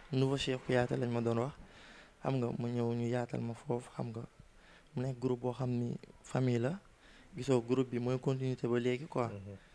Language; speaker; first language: Wolof; native; Wolof